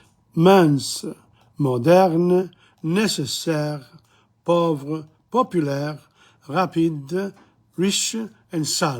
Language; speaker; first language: French; non-native, fluent; English